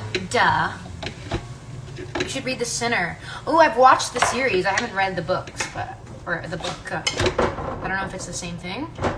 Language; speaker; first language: English; early bilingual, other home language; Italian